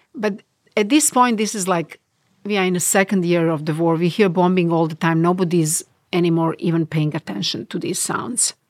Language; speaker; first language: English; non-native, fluent; Bosnian